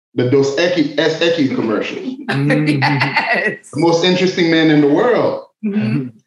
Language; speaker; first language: English; native; English